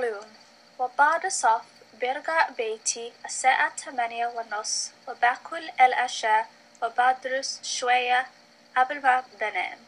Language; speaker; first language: Arabic; non-native, learner; English